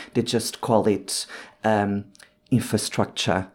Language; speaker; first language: English; non-native, fluent; Portuguese